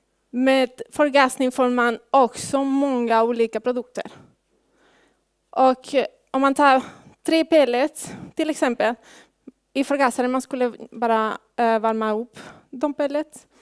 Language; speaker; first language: Swedish; non-native, fluent; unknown